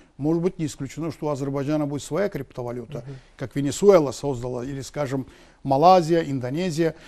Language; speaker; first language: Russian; non-native, local second language; Azerbaijani